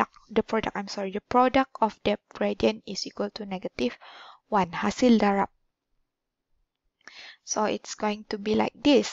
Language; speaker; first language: English; non-native, local second language; Malay